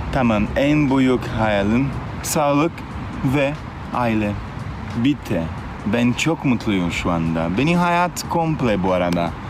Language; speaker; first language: Turkish; non-native, learner; Portuguese